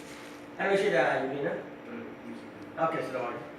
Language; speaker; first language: Arabic; non-native, learner; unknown